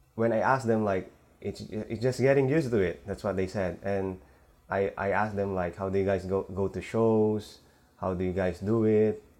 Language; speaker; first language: English; non-native, local second language; Filipino